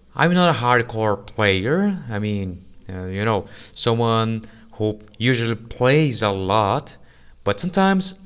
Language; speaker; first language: English; non-native, fluent; Portuguese